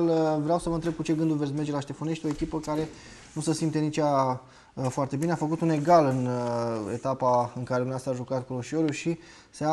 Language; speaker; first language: Romanian; native; Romanian